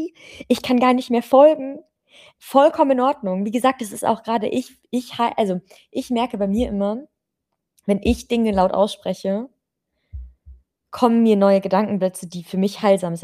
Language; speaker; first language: German; native; German